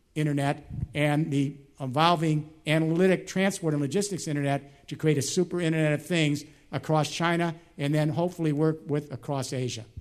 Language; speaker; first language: English; native; English